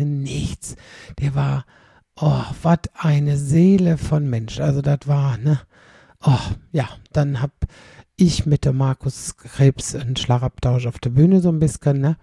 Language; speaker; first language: German; native; German